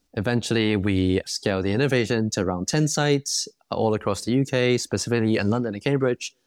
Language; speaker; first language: English; non-native, local second language; Cantonese